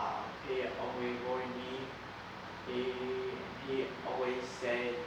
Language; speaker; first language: English; non-native, learner; Vietnamese